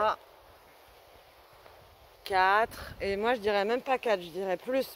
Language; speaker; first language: French; native; French